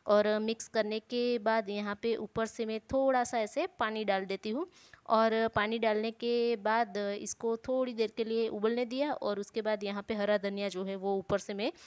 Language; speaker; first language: Hindi; non-native, local second language; Gujarati